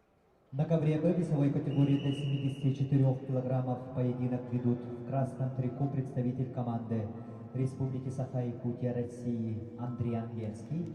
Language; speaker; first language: Russian; native; Russian